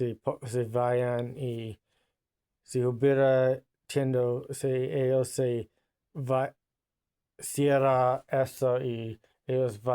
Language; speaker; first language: Spanish; non-native, learner; English